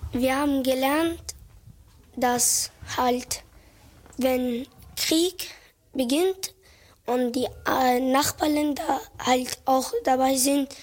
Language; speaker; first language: German; early bilingual, other home language; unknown